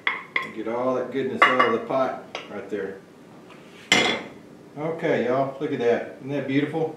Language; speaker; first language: English; native; English